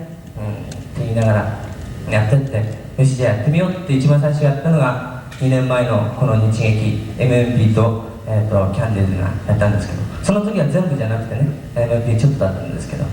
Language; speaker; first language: Japanese; native; Japanese